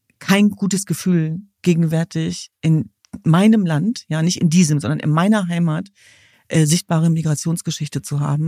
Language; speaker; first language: German; early bilingual, other home language; Kurdish